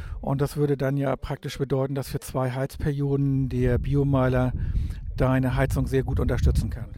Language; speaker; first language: German; native; German